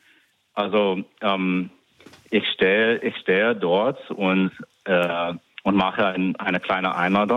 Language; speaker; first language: German; non-native, fluent; English